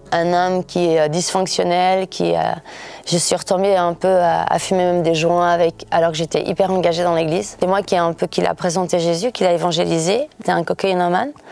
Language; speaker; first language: French; early bilingual, other home language; Portuguese